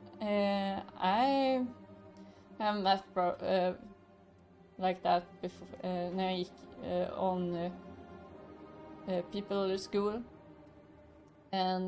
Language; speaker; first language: English; non-native, learner; Swedish